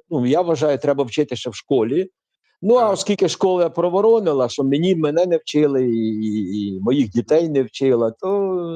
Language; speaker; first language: Ukrainian; non-native, local second language; Russian